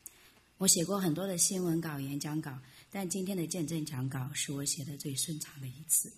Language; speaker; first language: Chinese; native; Chinese